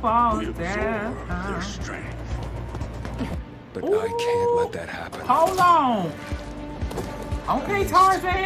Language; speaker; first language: English; native; English